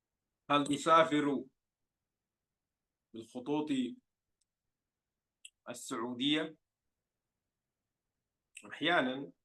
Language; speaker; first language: Arabic; non-native, fluent; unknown